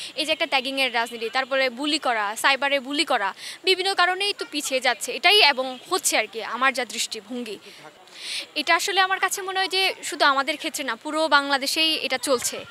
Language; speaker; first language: Bangla; non-native, local second language; Chakma